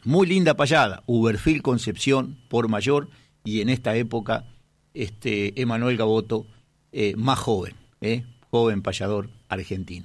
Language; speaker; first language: Spanish; native; Spanish